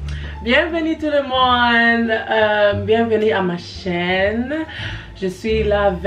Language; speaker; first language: French; early bilingual, heritage; French